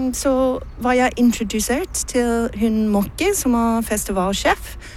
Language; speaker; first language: Norwegian; non-native, learner; English